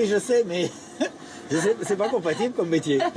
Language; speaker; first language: French; native; French